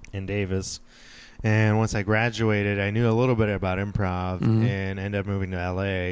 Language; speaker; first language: English; non-native, fluent; French